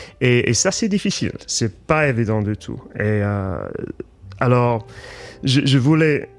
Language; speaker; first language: French; non-native, fluent; English